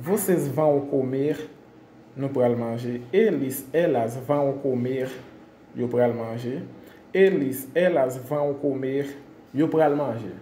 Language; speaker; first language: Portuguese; non-native, fluent; Haitian Creole